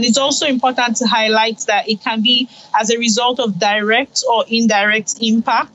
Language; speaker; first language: English; non-native, local second language; Igbo